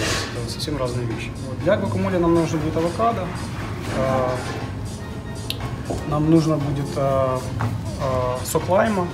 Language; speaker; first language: Russian; native; Russian